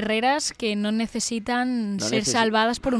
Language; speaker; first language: Spanish; native; Spanish